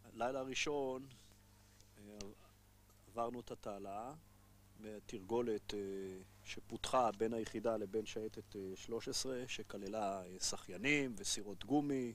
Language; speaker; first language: Hebrew; non-native, fluent; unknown